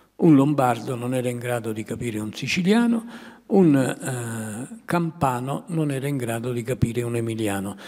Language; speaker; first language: Italian; native; Italian